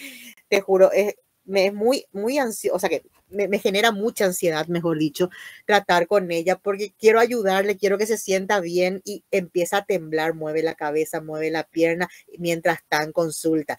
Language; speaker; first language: Spanish; native; Spanish